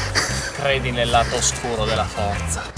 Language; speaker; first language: Italian; native; Italian